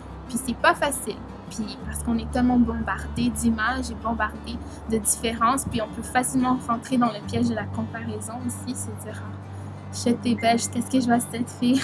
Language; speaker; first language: French; early bilingual, other home language; Haitian Creole